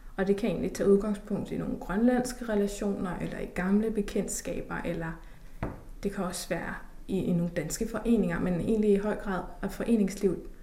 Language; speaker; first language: Danish; native; Danish